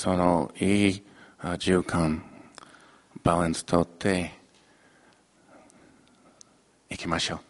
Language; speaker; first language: Japanese; non-native, fluent; English